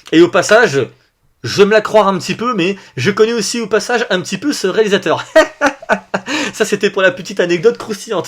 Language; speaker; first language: French; native; French